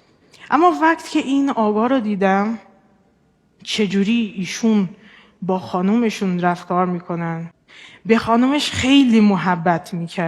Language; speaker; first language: Persian; non-native, fluent; Portuguese